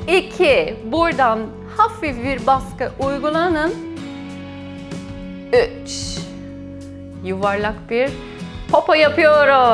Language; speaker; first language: Turkish; non-native, fluent; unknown